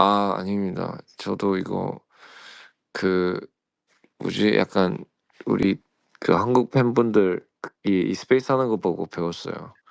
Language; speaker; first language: Korean; early bilingual, heritage; Korean